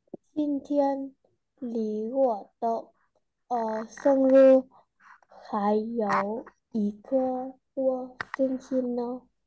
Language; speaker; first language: Chinese; non-native, learner; Vietnamese